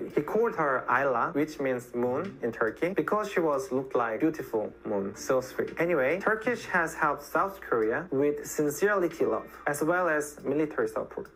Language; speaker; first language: English; non-native, fluent; Korean